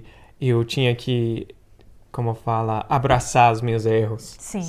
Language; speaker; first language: Portuguese; non-native, fluent; English